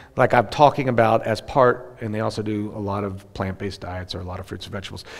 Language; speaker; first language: English; native; English